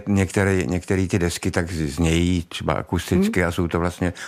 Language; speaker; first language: Czech; native; Czech